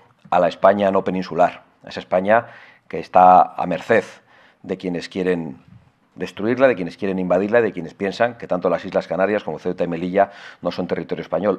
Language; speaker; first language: Spanish; native; Spanish